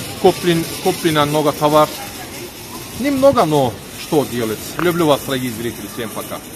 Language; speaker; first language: Russian; non-native, learner; Turkish